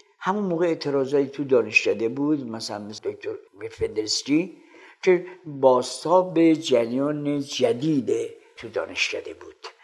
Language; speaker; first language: Persian; native; Persian